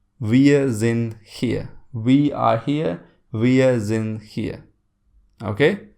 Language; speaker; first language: German; non-native, learner; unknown